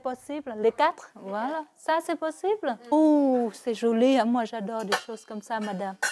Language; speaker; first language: French; non-native, fluent; Vietnamese